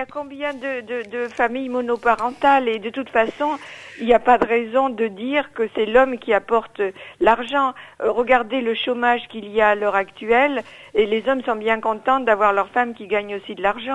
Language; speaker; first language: French; native; French